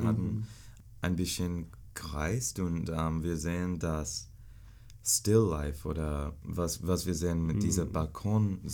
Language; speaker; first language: German; non-native, learner; English